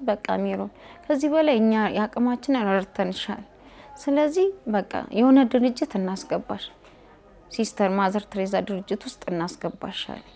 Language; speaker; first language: Amharic; native; Amharic